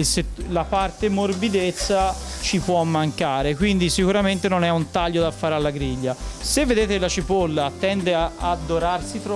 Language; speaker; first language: Italian; native; Italian